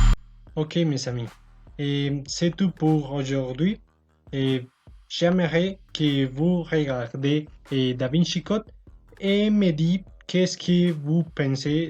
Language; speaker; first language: French; non-native, learner; Spanish